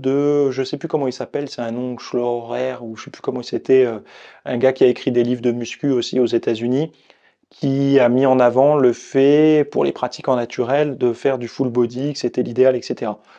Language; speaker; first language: French; native; French